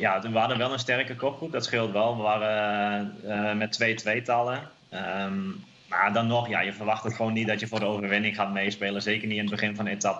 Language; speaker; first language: Dutch; native; Dutch